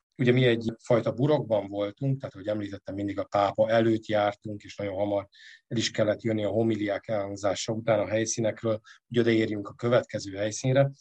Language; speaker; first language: Hungarian; native; Hungarian